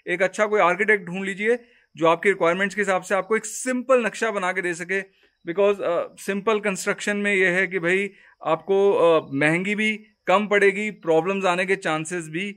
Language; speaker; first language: Hindi; native; Hindi